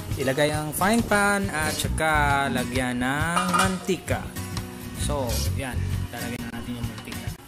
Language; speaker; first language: Filipino; non-native, local second language; Cebuano